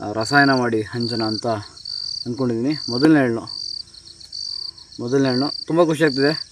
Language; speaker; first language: Kannada; native; Kannada